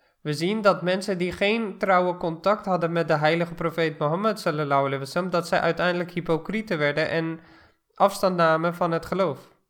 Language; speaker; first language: Dutch; non-native, fluent; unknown